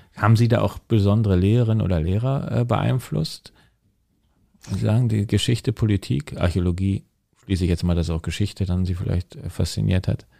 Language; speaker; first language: German; native; German